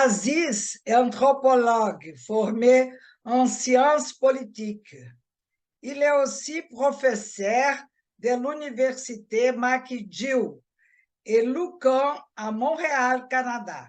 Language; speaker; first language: French; non-native, learner; Portuguese